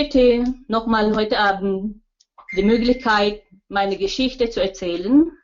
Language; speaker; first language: German; non-native, learner; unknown